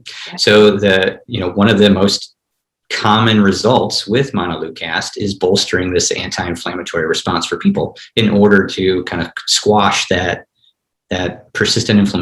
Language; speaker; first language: English; native; English